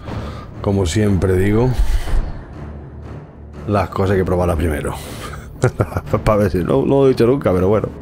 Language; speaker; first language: Spanish; native; Spanish